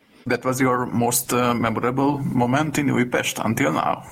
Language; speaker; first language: English; non-native, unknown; Hungarian